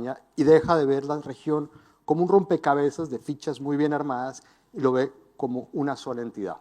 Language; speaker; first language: Spanish; native; Spanish